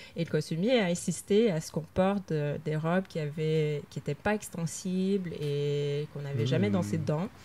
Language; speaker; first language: French; native; French